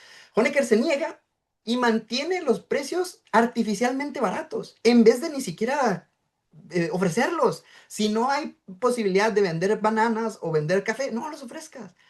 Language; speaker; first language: Spanish; native; Spanish